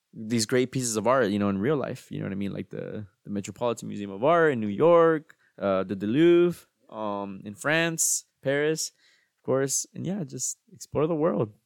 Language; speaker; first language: English; native; English